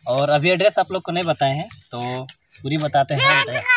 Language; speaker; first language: Hindi; native; Hindi